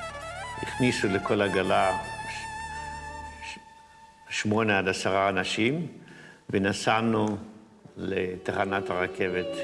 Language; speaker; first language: Hebrew; non-native, fluent; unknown